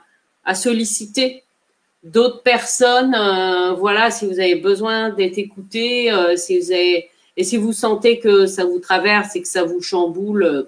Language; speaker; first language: French; native; French